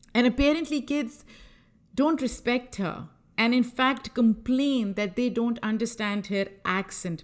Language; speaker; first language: English; non-native, local second language; Urdu